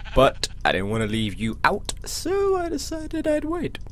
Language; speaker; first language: English; native; English